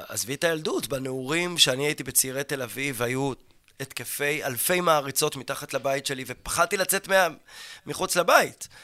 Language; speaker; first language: Hebrew; native; Hebrew